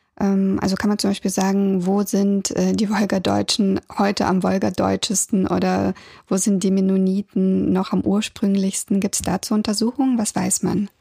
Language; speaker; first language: German; early bilingual, other home language; Russian